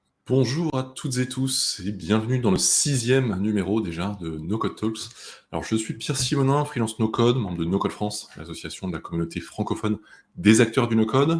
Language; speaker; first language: French; native; French